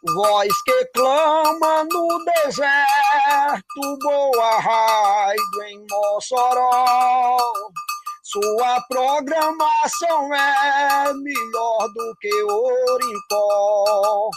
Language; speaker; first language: Portuguese; native; Portuguese